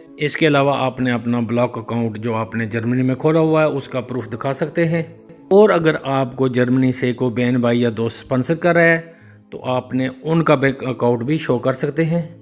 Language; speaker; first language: Urdu; native; Urdu